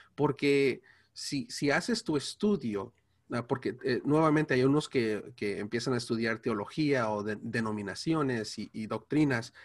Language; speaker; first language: Spanish; early bilingual, heritage; Spanish